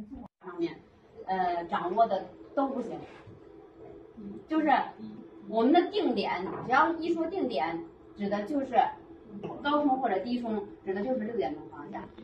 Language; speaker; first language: Chinese; native; Chinese